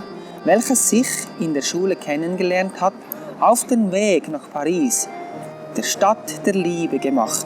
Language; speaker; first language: German; non-native, fluent; English